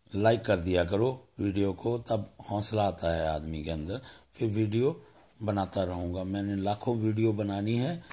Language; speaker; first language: Hindi; non-native, local second language; Punjabi